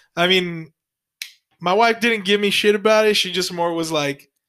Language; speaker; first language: English; early bilingual, other home language; Spanish